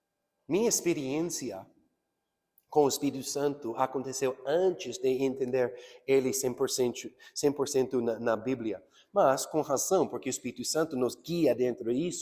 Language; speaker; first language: Portuguese; non-native, fluent; English